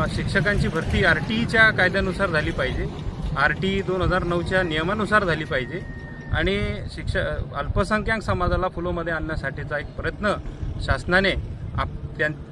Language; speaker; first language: Marathi; non-native, local second language; Urdu